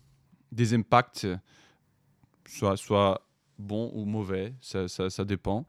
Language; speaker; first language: French; non-native, fluent; Ukrainian